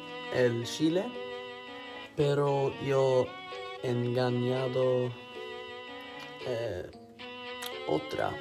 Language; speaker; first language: Spanish; non-native, learner; Swedish